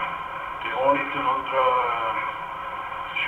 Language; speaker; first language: Swedish; non-native, fluent; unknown